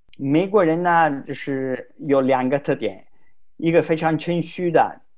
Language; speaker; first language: Chinese; non-native, fluent; Italian